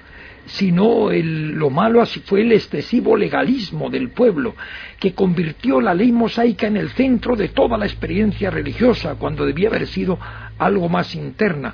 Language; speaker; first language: Spanish; native; Spanish